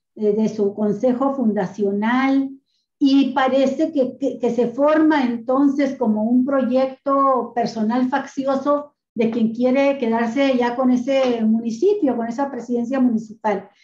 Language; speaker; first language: Spanish; native; Spanish